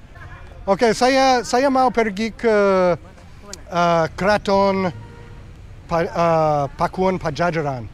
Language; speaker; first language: Indonesian; non-native, learner; English